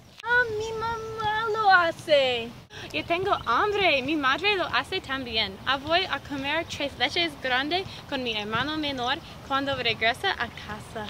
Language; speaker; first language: Spanish; non-native, learner; English